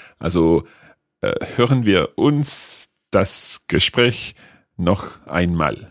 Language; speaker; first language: German; non-native, learner; English